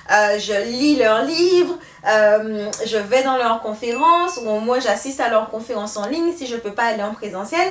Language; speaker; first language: French; native; French